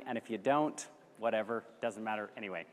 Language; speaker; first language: English; native; English